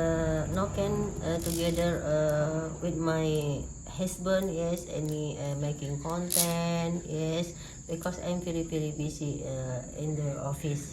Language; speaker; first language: English; non-native, learner; Indonesian